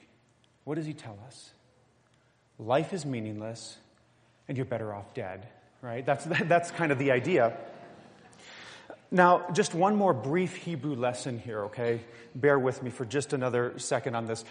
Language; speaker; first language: English; native; English